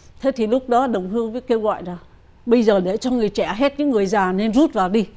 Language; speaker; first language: Vietnamese; native; Vietnamese